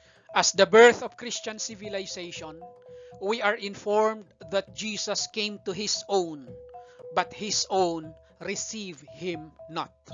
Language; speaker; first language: English; non-native, local second language; Maguindanaon